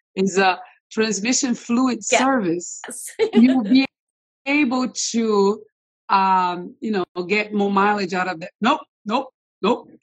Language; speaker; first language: English; non-native, fluent; Portuguese